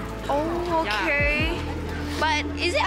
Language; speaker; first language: English; non-native, learner; Malay